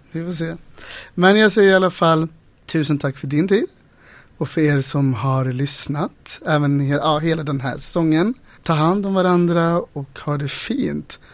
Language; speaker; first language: Swedish; native; Swedish